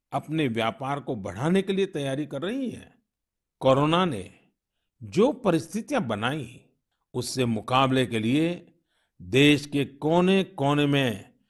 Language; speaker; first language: Hindi; non-native, local second language; Gujarati